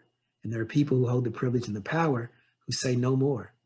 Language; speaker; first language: English; native; English